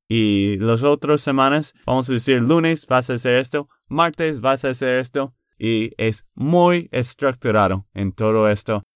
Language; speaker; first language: Spanish; non-native, fluent; English